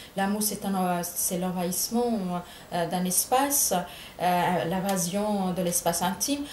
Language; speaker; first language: French; non-native, fluent; Bangla